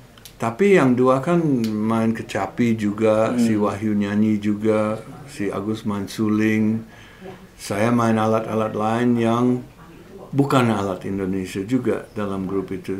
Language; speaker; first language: Indonesian; non-native, fluent; English